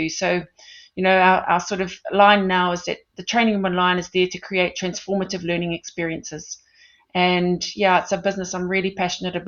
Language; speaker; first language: English; native; English